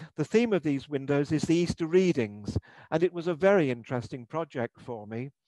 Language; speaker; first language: English; native; English